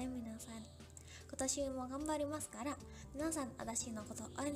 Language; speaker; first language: Japanese; non-native, learner; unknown